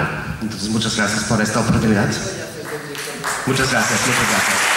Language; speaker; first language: Spanish; non-native, fluent; German